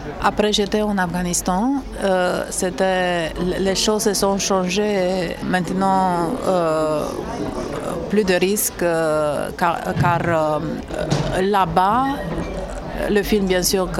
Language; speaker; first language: French; non-native, fluent; Romanian